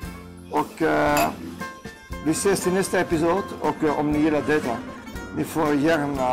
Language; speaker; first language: Swedish; non-native, fluent; Greek